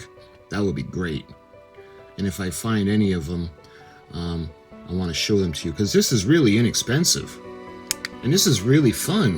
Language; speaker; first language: English; native; English